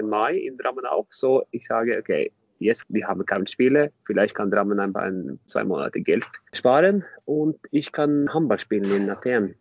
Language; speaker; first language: German; non-native, fluent; Norwegian